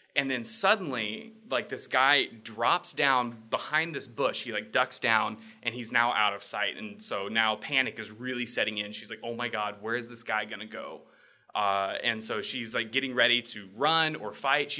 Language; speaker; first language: English; native; English